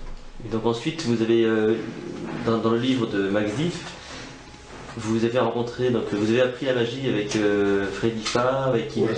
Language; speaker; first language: French; native; French